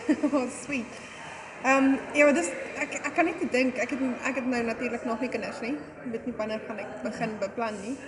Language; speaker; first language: Afrikaans; native; Afrikaans